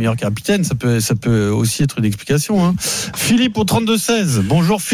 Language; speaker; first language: French; native; French